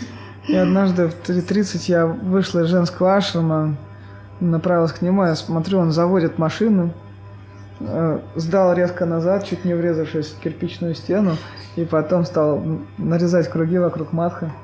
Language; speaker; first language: Russian; native; Russian